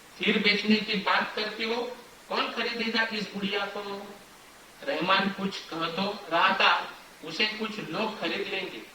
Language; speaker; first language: Hindi; non-native, local second language; Marathi